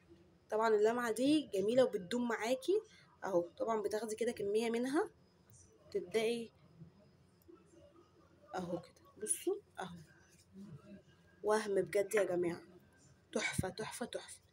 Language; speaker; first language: Arabic; native; Arabic